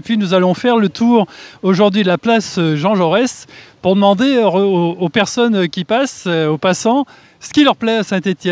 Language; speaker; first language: French; native; French